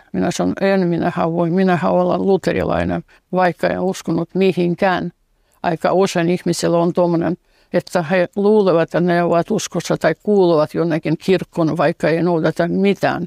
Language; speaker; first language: Finnish; non-native, fluent; Russian